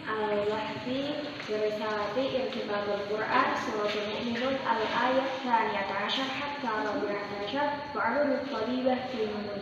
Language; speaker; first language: Arabic; non-native, learner; Indonesian